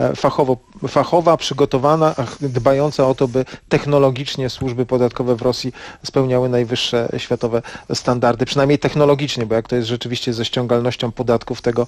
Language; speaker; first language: Polish; native; Polish